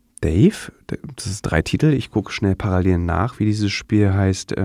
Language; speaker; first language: German; native; German